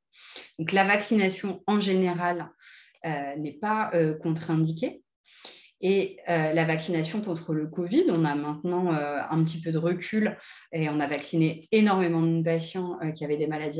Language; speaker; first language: French; native; French